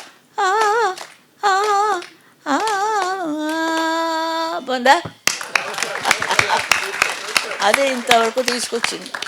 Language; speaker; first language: Telugu; native; Telugu